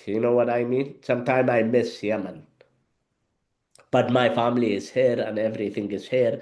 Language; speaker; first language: English; non-native, learner; Arabic